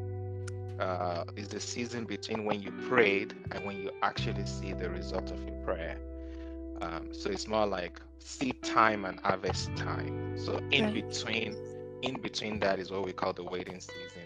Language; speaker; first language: English; non-native, local second language; Yoruba